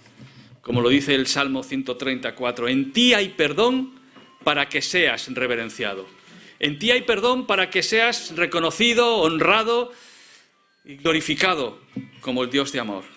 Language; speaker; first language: Spanish; native; Spanish